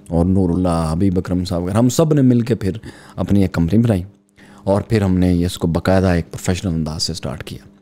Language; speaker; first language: Urdu; non-native, local second language; Punjabi